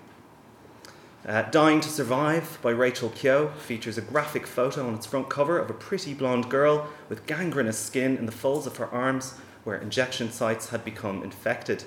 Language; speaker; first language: English; native; English